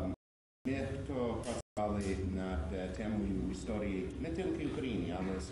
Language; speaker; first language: Ukrainian; non-native, fluent; English